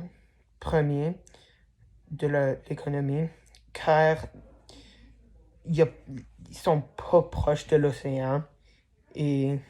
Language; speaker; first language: French; non-native, learner; English